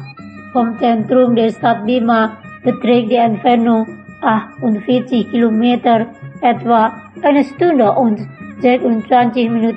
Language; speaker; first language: German; non-native, fluent; Indonesian